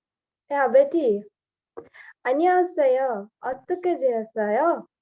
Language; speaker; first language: Korean; non-native, learner; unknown